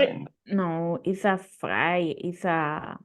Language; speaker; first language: English; non-native, learner; Spanish